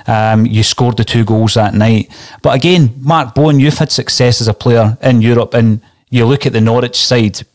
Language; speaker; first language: English; native; English